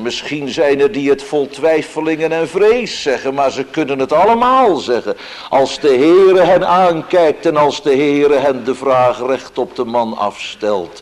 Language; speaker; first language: Dutch; native; Dutch